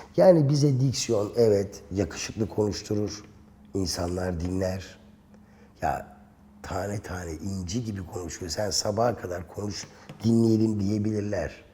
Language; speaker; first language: Turkish; native; Turkish